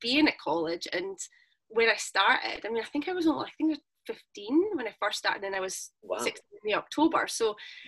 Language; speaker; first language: English; native; English